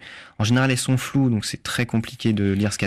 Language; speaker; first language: French; native; French